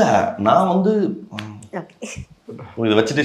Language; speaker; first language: Tamil; native; Tamil